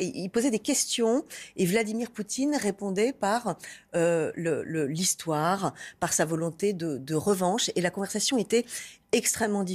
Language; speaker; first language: French; native; French